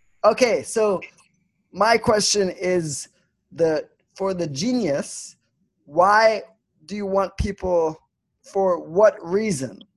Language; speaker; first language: English; non-native, fluent; Swedish